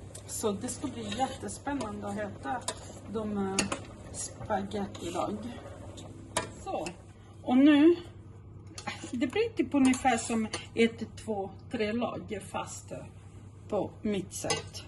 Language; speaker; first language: Swedish; non-native, local second language; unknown